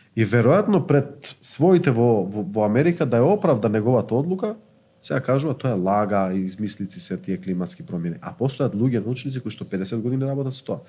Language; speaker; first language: Macedonian; non-native, local second language; Bosnian